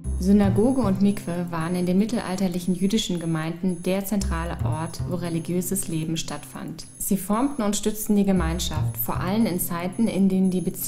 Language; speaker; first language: German; native; German